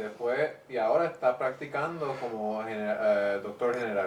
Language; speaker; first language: Spanish; early bilingual, heritage; English